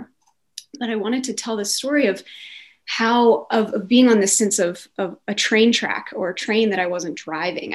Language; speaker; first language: English; native; English